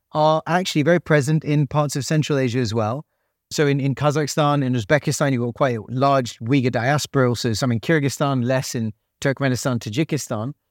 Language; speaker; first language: English; native; English